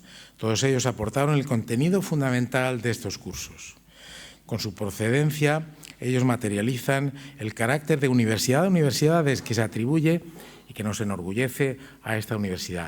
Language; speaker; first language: Spanish; native; Spanish